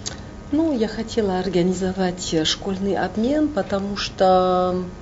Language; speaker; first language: Russian; non-native, fluent; French